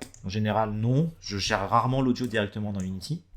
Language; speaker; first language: French; native; French